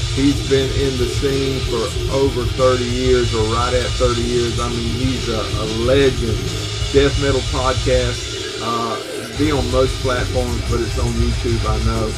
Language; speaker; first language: English; native; English